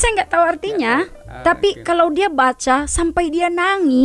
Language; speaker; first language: Indonesian; non-native, fluent; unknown